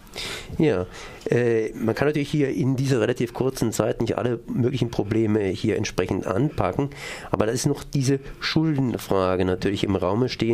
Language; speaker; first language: German; native; German